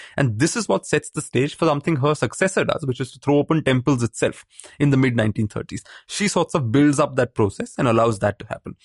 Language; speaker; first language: English; non-native, local second language; Malayalam